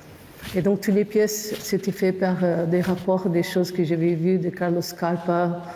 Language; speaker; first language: French; non-native, fluent; Portuguese